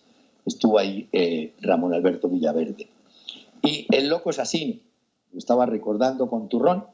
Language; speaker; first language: Spanish; native; Spanish